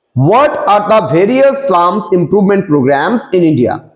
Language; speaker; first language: English; non-native, local second language; Bangla